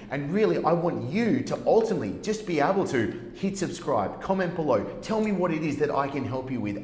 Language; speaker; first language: English; native; English